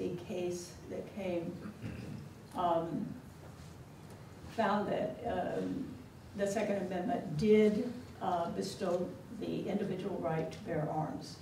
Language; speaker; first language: English; native; English